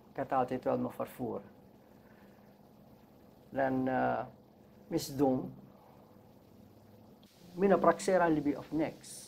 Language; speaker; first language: Dutch; non-native, local second language; Sranan Tongo